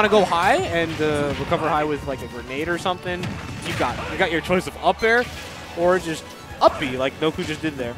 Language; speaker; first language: English; native; English